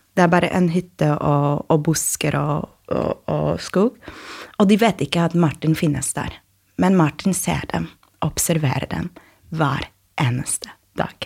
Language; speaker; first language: Norwegian; non-native, fluent; Polish